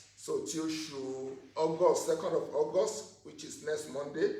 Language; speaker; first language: English; non-native, local second language; Yoruba